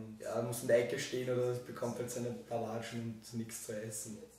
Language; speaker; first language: German; native; German